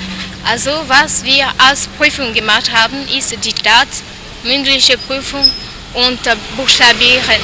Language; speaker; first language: German; non-native, learner; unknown